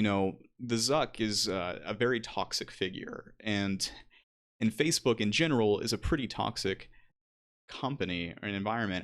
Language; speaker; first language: English; native; English